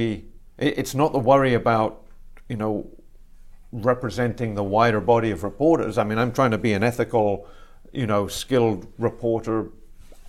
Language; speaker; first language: English; native; English